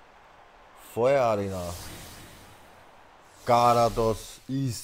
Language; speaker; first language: German; native; German